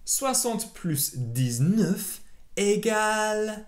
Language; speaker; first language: French; non-native, fluent; English